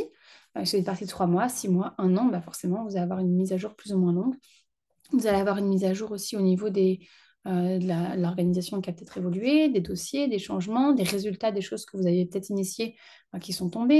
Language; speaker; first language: French; native; French